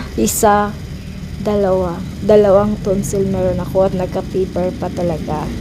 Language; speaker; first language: Filipino; non-native, local second language; Cebuano